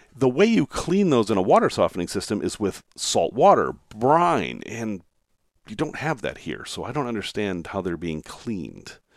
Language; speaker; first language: English; native; English